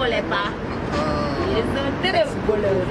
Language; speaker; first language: French; non-native, learner; Wolof